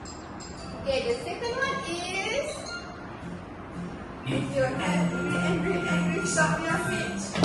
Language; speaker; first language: English; non-native, learner; Malay